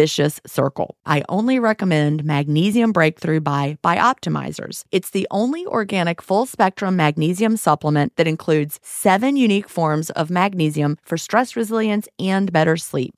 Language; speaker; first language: English; native; English